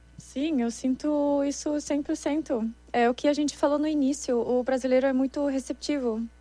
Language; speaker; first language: Portuguese; non-native, fluent; German